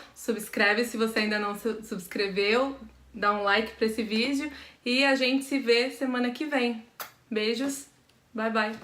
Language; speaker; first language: Portuguese; native; Portuguese